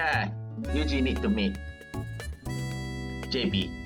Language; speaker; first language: English; non-native, local second language; Malay